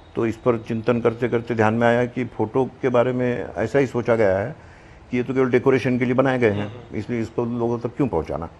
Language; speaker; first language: Hindi; non-native, local second language; Marwari